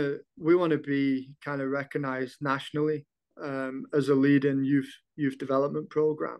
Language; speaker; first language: English; native; English